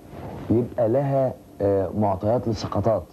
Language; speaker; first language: Arabic; native; Arabic